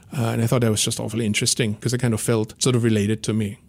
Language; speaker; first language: English; non-native, fluent; German